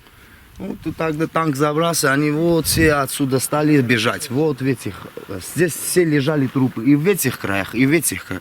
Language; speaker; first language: Russian; non-native, local second language; Armenian